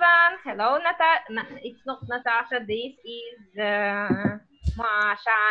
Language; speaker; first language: English; non-native, fluent; Russian